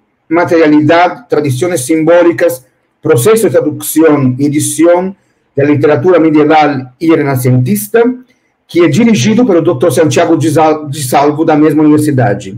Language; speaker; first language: Spanish; non-native, fluent; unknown